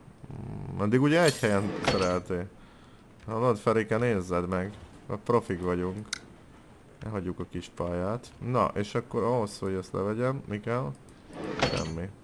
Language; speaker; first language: Hungarian; native; Hungarian